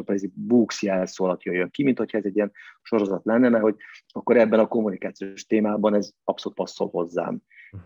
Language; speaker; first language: Hungarian; native; Hungarian